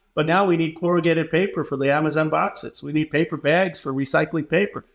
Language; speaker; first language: English; native; English